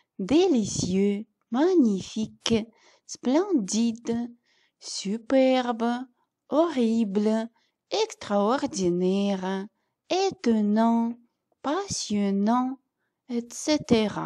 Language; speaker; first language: French; non-native, fluent; Russian